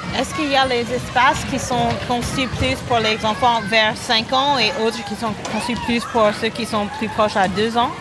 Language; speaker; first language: French; non-native, fluent; English